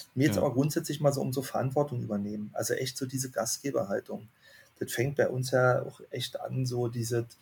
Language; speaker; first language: German; native; German